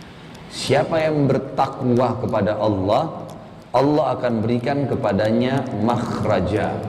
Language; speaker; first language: Indonesian; native; Indonesian